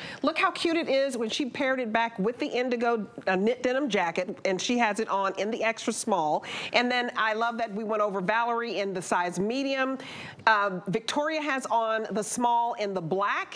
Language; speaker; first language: English; native; English